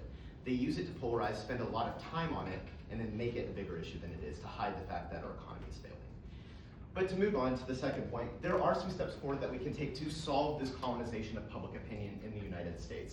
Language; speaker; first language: English; native; English